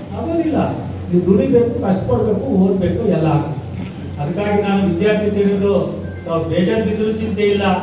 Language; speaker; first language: Kannada; native; Kannada